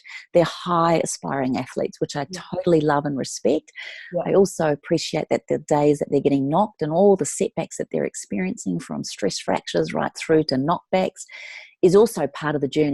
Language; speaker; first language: English; native; English